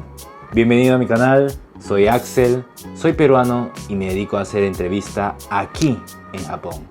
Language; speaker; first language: Spanish; native; Spanish